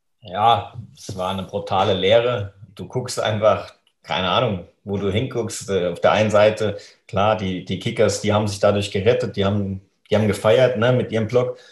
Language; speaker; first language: German; native; German